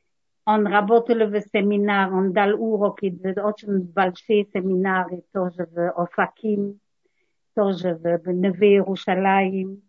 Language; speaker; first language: Russian; non-native, learner; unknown